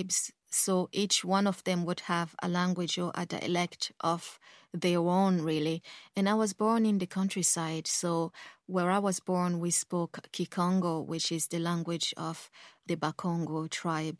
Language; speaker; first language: English; early bilingual, other home language; Kongo